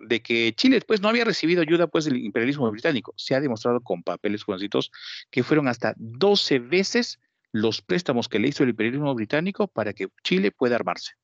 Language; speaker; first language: Spanish; native; Spanish